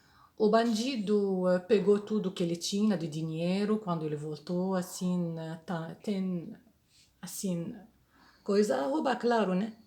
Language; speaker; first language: Portuguese; non-native, fluent; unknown